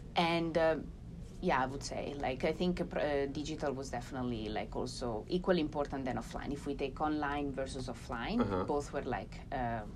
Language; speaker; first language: English; non-native, fluent; Italian